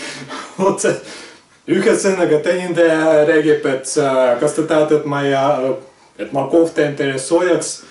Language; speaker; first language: Estonian; non-native, local second language; Russian